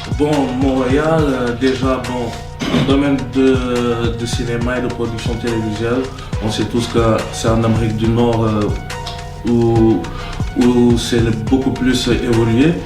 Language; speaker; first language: French; non-native, local second language; Wolof